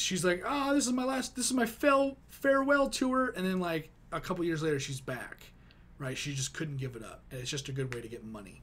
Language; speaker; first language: English; native; English